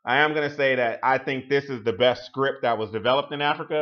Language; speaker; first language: English; native; English